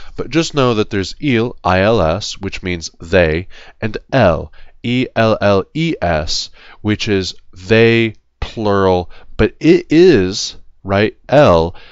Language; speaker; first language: English; native; English